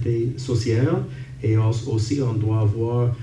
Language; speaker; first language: French; non-native, learner; English